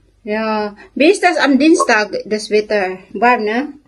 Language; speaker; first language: German; non-native, learner; Filipino